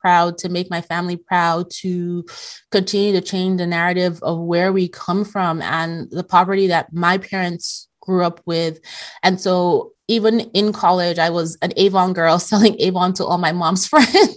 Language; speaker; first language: English; non-native, local second language; Yoruba